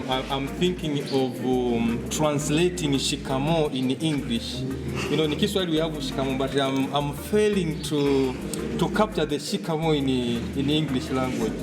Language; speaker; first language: English; non-native, local second language; Swahili